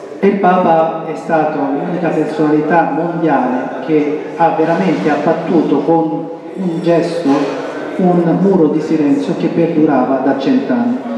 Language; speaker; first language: Italian; non-native, fluent; Armenian